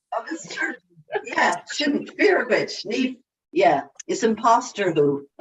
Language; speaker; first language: Irish; non-native, local second language; English